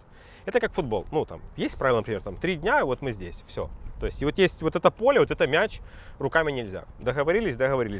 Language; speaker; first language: Russian; native; Russian